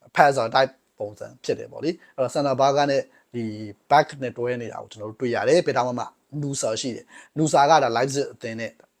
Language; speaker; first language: Burmese; native; Burmese